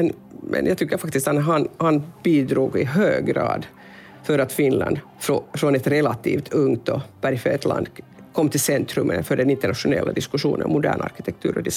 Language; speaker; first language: Swedish; non-native, local second language; Finnish